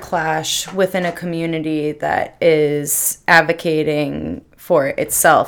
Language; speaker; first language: English; native; English